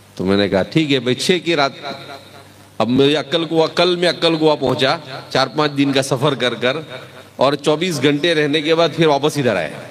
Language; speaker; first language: Urdu; non-native, local second language; Gujarati